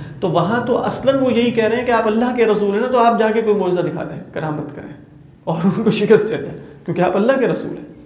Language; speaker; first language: Urdu; native; Urdu